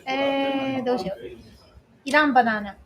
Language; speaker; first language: Japanese; non-native, fluent; Chinese